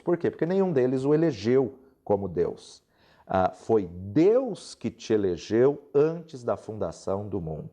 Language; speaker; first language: Portuguese; native; Portuguese